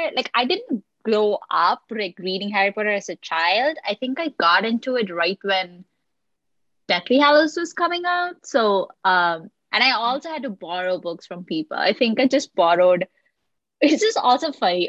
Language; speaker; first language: English; non-native, local second language; Sinhala